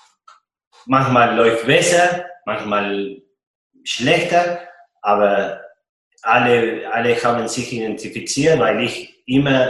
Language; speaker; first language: German; non-native, fluent; Spanish